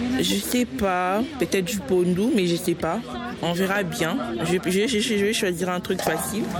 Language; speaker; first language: French; non-native, local second language; Lingala